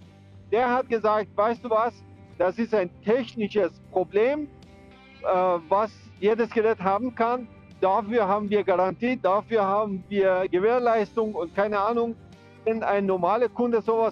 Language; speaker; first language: German; non-native, fluent; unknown